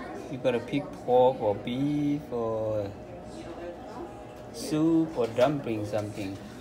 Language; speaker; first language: English; non-native, learner; Thai